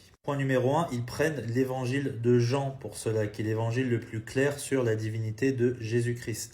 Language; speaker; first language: French; native; French